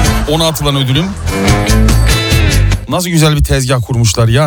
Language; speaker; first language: Turkish; native; Turkish